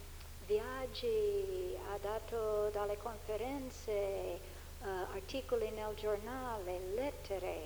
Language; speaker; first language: Italian; non-native, fluent; English